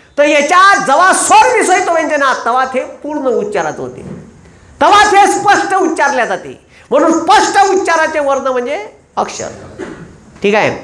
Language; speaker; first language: Marathi; native; Marathi